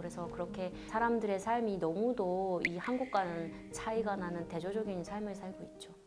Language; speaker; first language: Korean; native; Korean